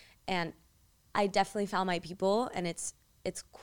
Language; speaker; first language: English; early bilingual, other home language; Spanish